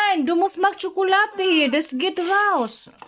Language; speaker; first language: German; non-native, learner; Cebuano